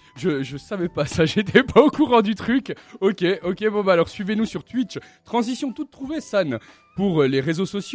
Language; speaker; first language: French; native; French